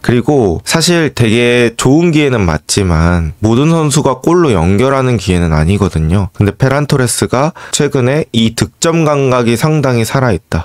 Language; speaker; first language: Korean; native; Korean